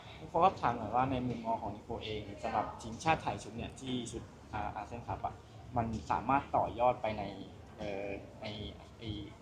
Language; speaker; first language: Thai; native; Thai